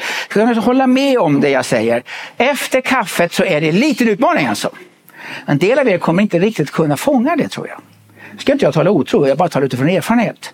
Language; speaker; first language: Swedish; native; Swedish